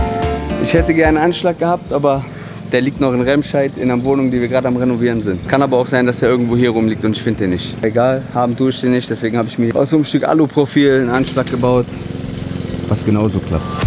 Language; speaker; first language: German; native; German